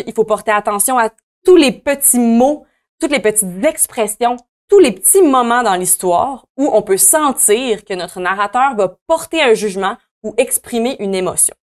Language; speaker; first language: French; native; French